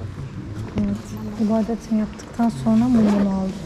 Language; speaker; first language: Turkish; native; Turkish